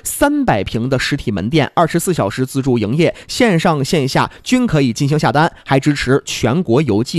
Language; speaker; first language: Chinese; native; Chinese